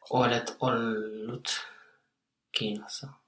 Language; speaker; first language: Finnish; non-native, learner; English